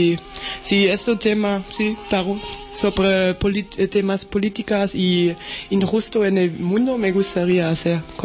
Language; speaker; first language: Spanish; non-native, learner; German